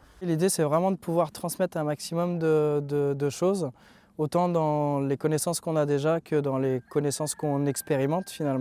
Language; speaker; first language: French; native; French